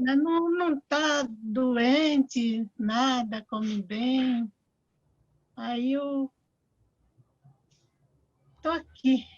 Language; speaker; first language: Portuguese; non-native, local second language; Guarani